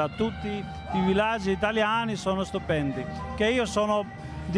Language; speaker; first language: Italian; non-native, fluent; Albanian